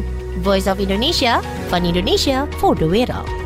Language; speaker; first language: Dutch; non-native, fluent; Indonesian